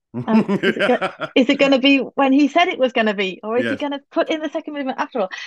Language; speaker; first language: English; native; English